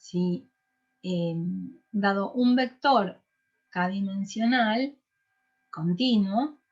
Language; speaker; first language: Spanish; native; Spanish